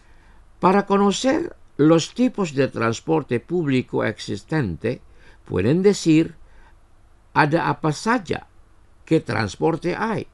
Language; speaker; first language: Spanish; non-native, fluent; Indonesian